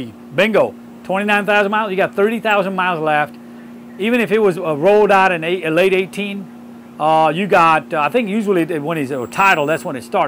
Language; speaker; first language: English; non-native, fluent; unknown